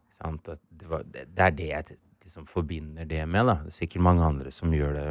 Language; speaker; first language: Norwegian; early bilingual, other home language; Swahili